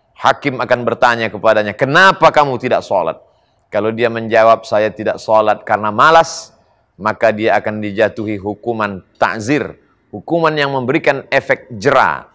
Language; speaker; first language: Malay; native; Malay